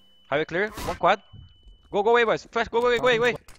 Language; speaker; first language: English; non-native, fluent; Portuguese